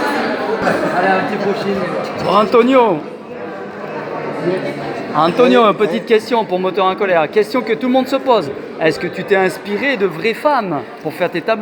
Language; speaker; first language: French; native; French